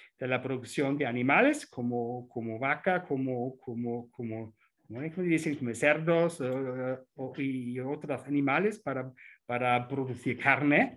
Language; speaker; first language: Spanish; non-native, fluent; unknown